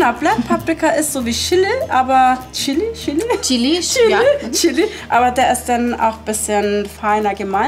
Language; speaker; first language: German; early bilingual, other home language; Turkish